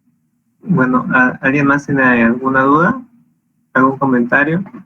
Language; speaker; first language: Spanish; native; Spanish